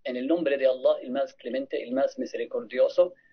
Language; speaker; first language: Spanish; non-native, fluent; Arabic